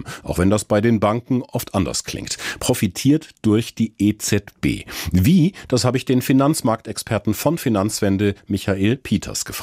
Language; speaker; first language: German; native; German